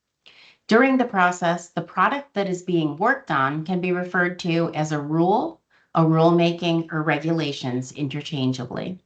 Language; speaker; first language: English; native; English